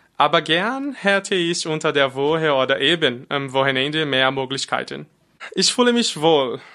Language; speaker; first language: German; non-native, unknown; Portuguese